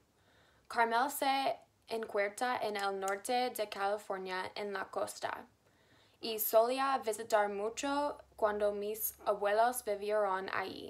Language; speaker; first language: Spanish; non-native, learner; English